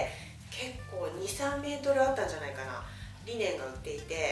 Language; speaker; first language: Japanese; native; Japanese